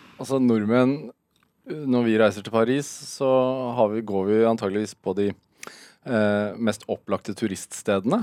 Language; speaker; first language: Norwegian; native; Norwegian